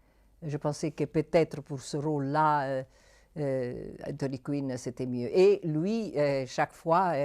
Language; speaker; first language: French; non-native, fluent; Italian